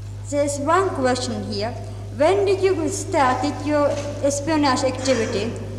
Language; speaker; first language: English; non-native, fluent; Czech